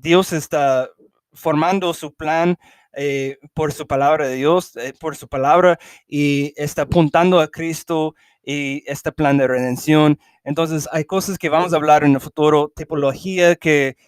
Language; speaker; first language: Spanish; early bilingual, heritage; English